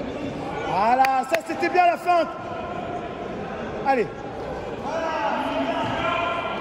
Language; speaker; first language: French; native; French